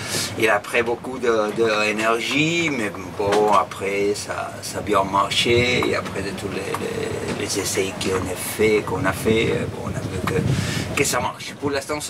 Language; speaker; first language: French; non-native, fluent; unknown